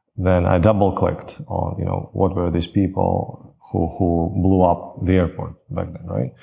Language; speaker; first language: English; non-native, fluent; Latvian